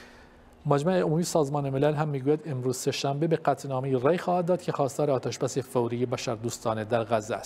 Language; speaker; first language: Persian; non-native, local second language; Kurdish